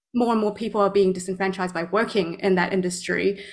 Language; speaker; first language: English; native; English